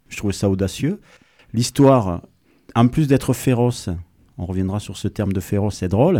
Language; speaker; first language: French; native; French